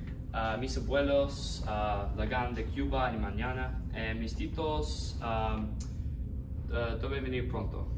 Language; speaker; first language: Spanish; non-native, learner; English